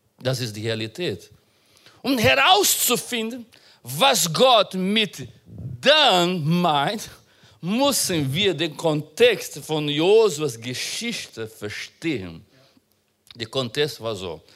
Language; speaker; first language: German; non-native, fluent; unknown